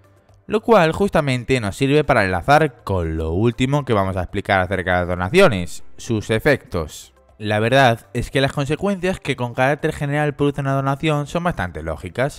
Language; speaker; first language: Spanish; native; Spanish